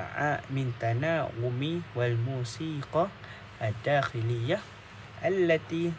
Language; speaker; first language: Arabic; non-native, local second language; Malay